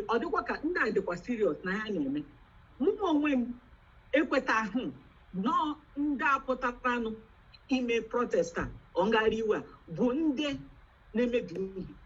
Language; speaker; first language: Igbo; native; Igbo